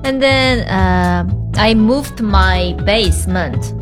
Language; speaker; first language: English; non-native, learner; Korean